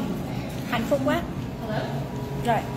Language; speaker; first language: Vietnamese; early bilingual, heritage; Vietnamese